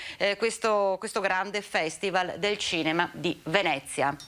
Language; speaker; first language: Italian; native; Italian